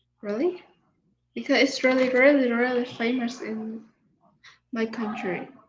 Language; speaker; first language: English; non-native, learner; Vietnamese